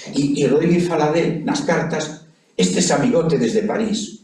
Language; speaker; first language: Spanish; native; Spanish